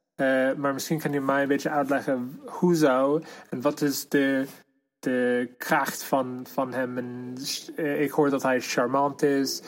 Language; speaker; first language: Dutch; non-native, fluent; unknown